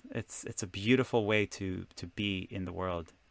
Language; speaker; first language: English; non-native, fluent; Hebrew